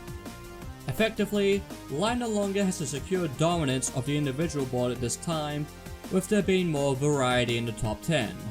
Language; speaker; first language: English; native; English